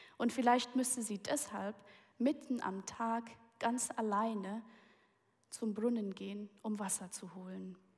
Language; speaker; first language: German; early bilingual, heritage; German